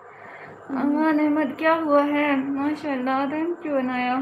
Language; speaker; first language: Urdu; non-native, local second language; Punjabi